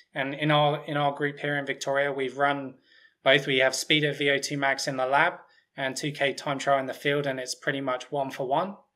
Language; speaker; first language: English; native; English